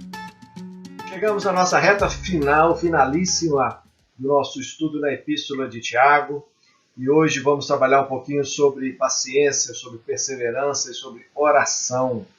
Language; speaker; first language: Portuguese; native; Portuguese